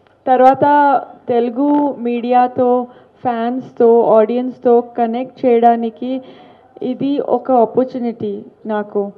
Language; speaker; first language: Telugu; non-native, learner; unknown